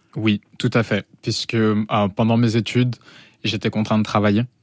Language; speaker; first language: French; native; French